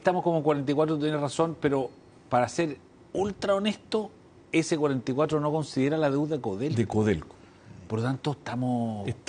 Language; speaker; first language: Spanish; native; Spanish